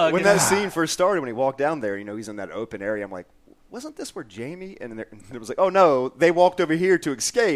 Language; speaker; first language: English; native; English